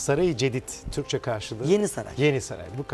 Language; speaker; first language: Turkish; native; Turkish